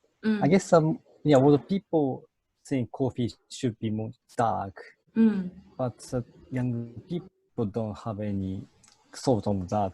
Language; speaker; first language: English; non-native, fluent; Japanese